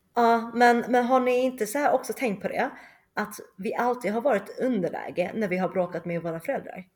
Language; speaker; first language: Swedish; early bilingual, other home language; Chinese